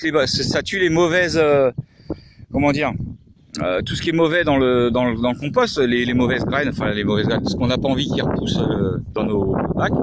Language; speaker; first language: French; native; French